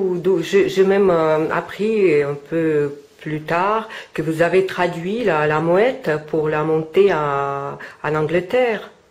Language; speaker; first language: French; non-native, fluent; Russian